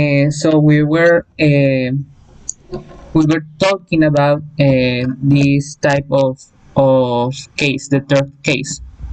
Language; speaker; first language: English; non-native, fluent; Spanish